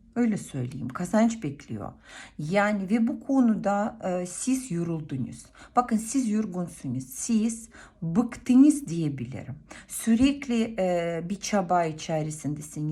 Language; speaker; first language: Turkish; non-native, fluent; Russian